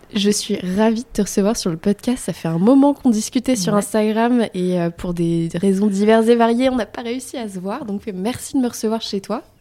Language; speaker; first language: French; native; French